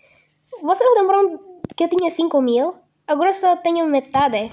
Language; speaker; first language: Spanish; non-native, learner; Portuguese